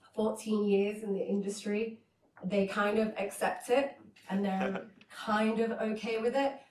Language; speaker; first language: English; native; English